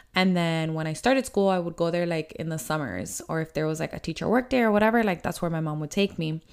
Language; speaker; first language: English; early bilingual, other home language; Spanish